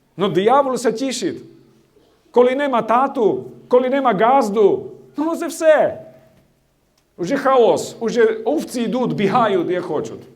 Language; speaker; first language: Ukrainian; non-native, fluent; Slovak